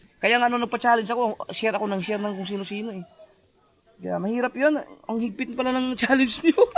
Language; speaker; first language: Filipino; non-native, local second language; Cebuano